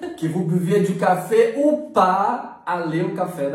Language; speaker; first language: French; non-native, fluent; Portuguese